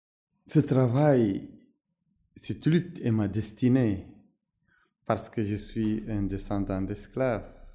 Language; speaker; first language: French; non-native, local second language; Arabic